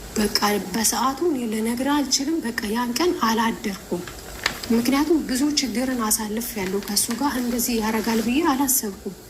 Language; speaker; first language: Amharic; native; Amharic